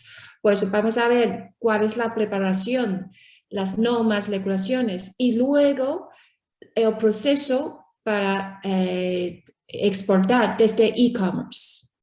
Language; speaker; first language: Spanish; non-native, learner; Chinese